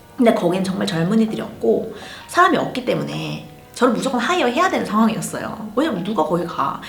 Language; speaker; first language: Korean; native; Korean